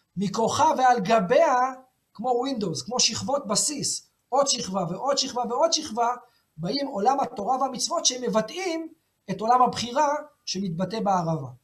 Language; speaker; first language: Hebrew; native; Hebrew